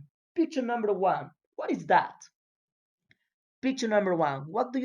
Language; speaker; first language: English; non-native, fluent; Spanish